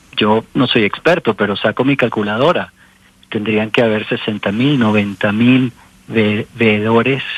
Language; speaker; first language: Spanish; native; Spanish